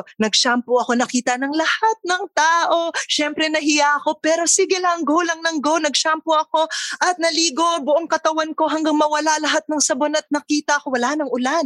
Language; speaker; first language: Filipino; native; Filipino